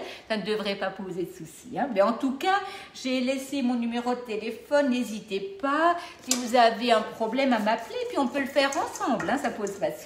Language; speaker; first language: French; native; French